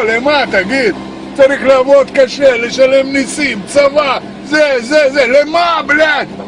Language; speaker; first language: Hebrew; non-native, learner; Russian